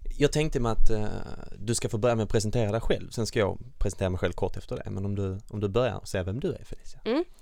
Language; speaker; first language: Swedish; native; Swedish